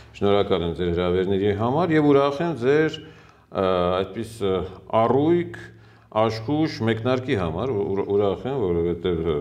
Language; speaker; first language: Armenian; native; Armenian